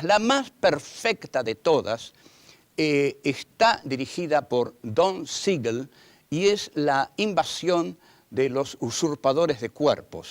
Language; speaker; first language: Spanish; native; Spanish